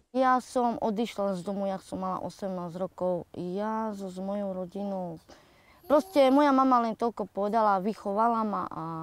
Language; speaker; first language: Slovak; non-native, local second language; Romany